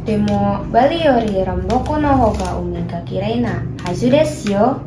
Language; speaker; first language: Japanese; non-native, learner; Indonesian